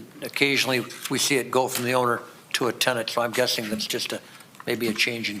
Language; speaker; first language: English; native; English